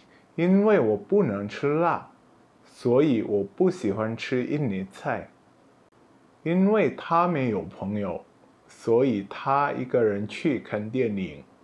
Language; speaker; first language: Chinese; non-native, local second language; Indonesian